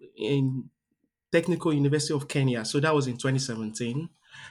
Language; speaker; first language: English; non-native, local second language; Yoruba